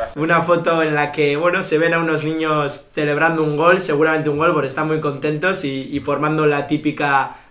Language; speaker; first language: Spanish; native; Spanish